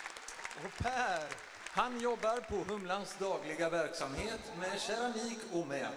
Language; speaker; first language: Swedish; native; Swedish